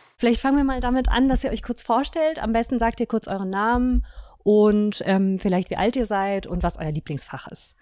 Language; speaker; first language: German; native; German